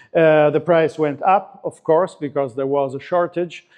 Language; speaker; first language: English; non-native, fluent; Italian